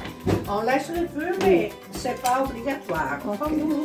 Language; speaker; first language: French; non-native, learner; Italian